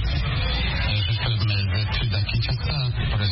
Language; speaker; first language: French; non-native, local second language; Kinyarwanda